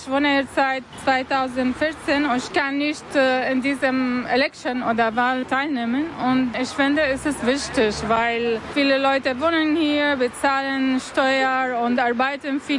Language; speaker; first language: German; non-native, learner; Arabic